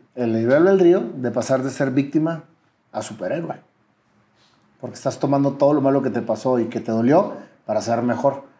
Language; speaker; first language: Spanish; native; Spanish